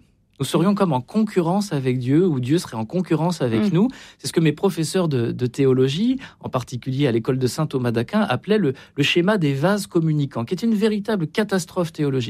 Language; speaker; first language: French; native; French